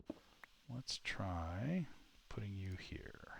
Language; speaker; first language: English; native; English